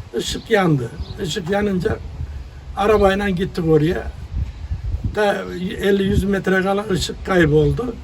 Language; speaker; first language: Turkish; native; Turkish